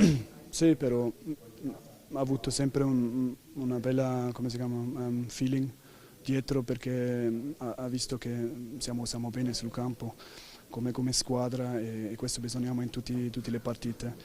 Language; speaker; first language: Italian; non-native, fluent; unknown